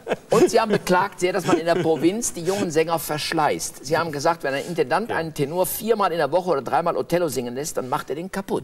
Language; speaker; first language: German; native; German